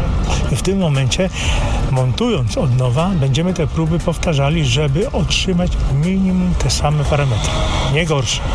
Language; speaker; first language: Polish; native; Polish